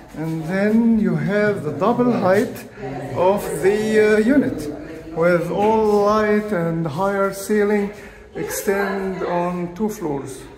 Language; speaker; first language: English; non-native, fluent; Arabic